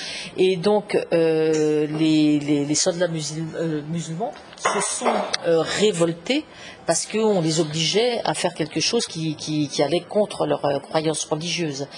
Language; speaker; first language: French; native; French